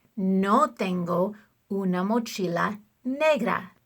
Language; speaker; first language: Spanish; non-native, fluent; English